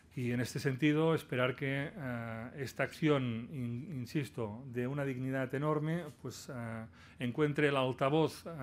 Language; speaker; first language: Spanish; non-native, local second language; Catalan